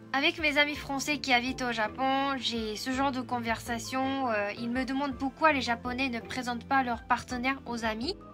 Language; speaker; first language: French; non-native, fluent; Japanese